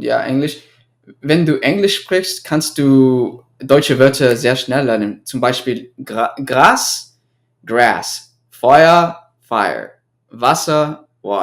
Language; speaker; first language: German; non-native, fluent; English